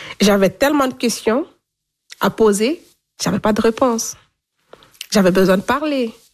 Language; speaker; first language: French; non-native, local second language; Fula